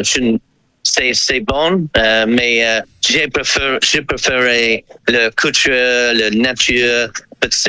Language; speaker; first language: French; non-native, learner; English